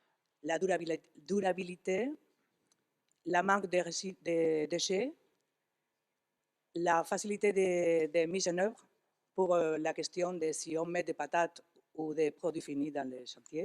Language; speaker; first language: French; non-native, fluent; Spanish